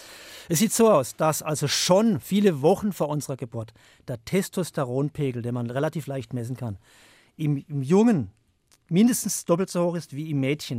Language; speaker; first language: German; native; German